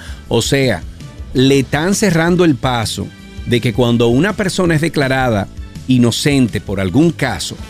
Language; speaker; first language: Spanish; native; Spanish